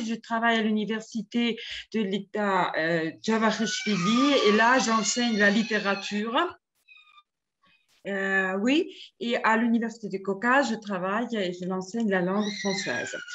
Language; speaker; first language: French; non-native, fluent; Georgian